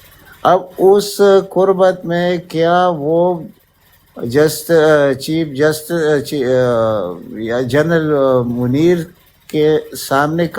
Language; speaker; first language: Urdu; native; Urdu